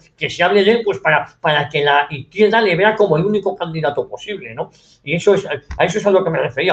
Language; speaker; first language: Spanish; native; Spanish